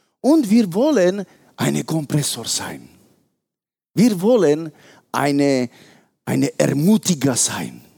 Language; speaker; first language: German; non-native, fluent; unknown